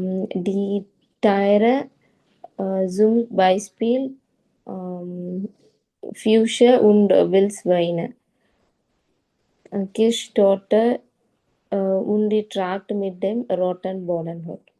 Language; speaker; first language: German; non-native, learner; Tamil